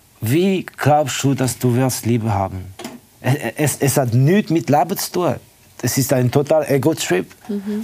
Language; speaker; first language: German; non-native, fluent; Estonian